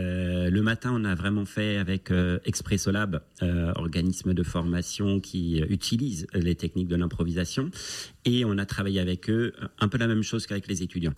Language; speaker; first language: French; native; French